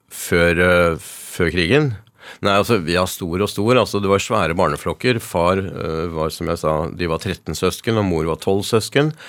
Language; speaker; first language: Norwegian; early bilingual, other home language; Yiddish